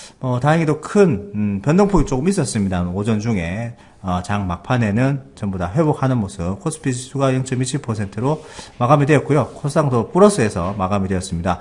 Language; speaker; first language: Korean; native; Korean